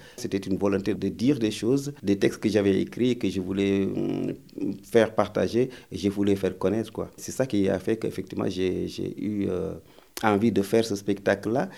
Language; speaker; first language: French; non-native, local second language; Wolof